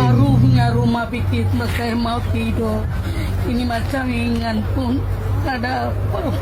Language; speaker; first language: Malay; non-native, learner; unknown